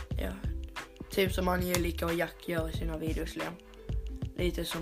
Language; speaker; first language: Swedish; native; Swedish